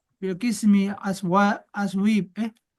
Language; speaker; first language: Arabic; non-native, learner; Indonesian